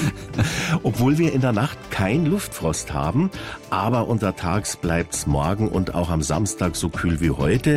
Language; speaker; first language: German; native; German